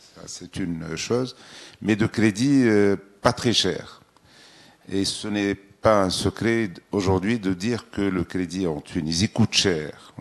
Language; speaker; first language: French; non-native, local second language; Arabic